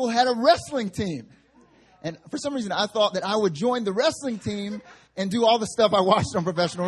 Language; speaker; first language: English; native; English